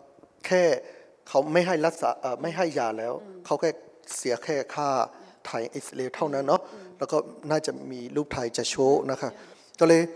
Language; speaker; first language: Thai; non-native, fluent; Burmese